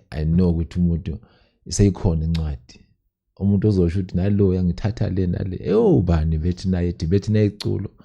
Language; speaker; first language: Zulu; native; Zulu